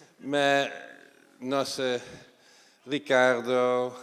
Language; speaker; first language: Portuguese; non-native, fluent; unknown